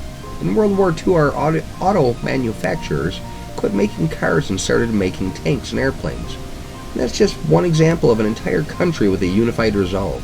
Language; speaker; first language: English; native; English